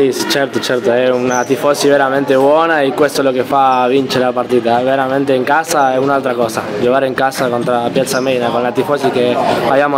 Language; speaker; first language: Italian; non-native, learner; Spanish